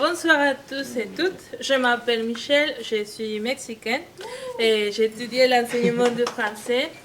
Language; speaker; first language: French; non-native, fluent; Spanish